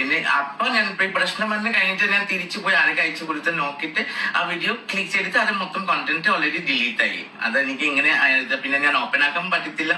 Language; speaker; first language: Malayalam; non-native, fluent; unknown